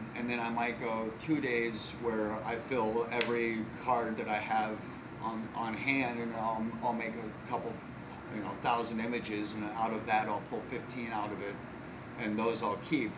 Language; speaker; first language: English; native; English